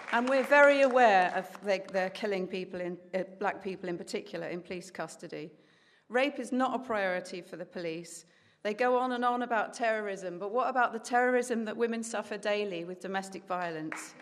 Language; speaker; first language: English; native; English